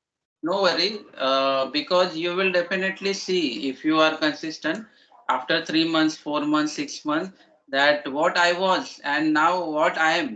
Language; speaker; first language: English; non-native, learner; Marathi